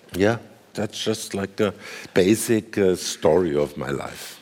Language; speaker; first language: English; non-native, fluent; German